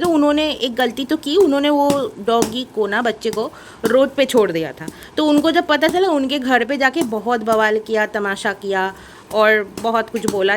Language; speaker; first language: Hindi; non-native, local second language; Bangla